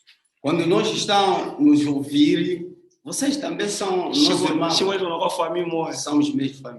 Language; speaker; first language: Portuguese; non-native, learner; Swahili